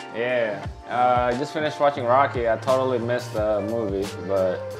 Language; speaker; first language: English; early bilingual, other home language; Indonesian